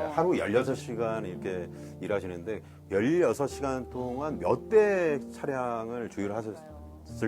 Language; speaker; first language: Korean; native; Korean